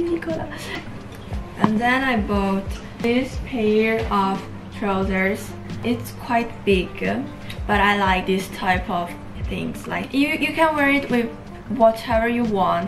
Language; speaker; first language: English; non-native, learner; Chinese